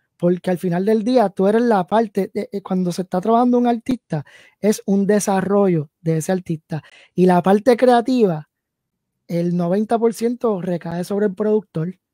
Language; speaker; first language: Spanish; early bilingual, heritage; Spanish